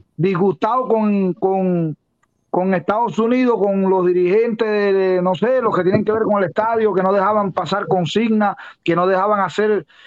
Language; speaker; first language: Spanish; native; Spanish